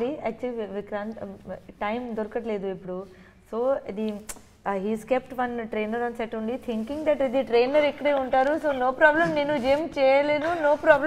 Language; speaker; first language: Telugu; non-native, learner; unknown